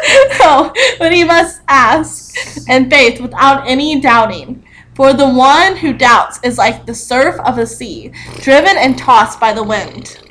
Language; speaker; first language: English; native; English